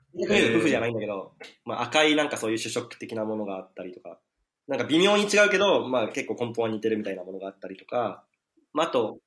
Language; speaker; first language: Japanese; native; Japanese